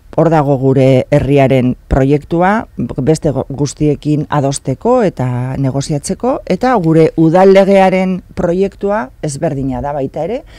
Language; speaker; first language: Basque; non-native, local second language; Spanish